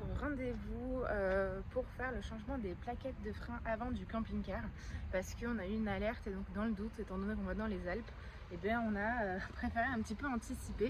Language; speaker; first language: French; native; French